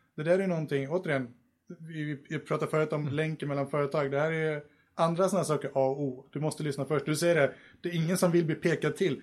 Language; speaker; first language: Swedish; native; Swedish